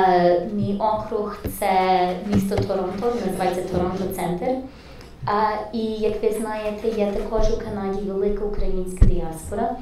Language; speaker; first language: Ukrainian; early bilingual, heritage; English